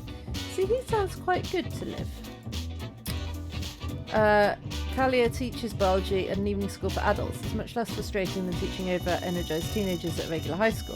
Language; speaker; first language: English; native; English